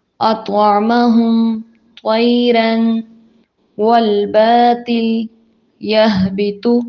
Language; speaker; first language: Urdu; native; Urdu